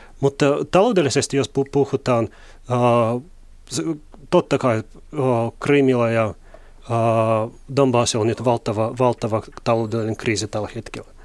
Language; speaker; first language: Finnish; non-native, fluent; Russian